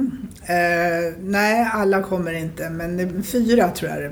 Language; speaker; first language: Swedish; native; Swedish